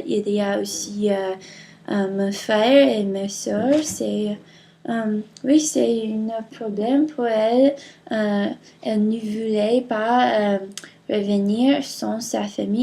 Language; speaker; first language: French; non-native, learner; English